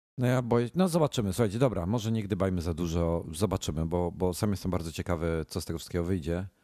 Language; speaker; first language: Polish; native; Polish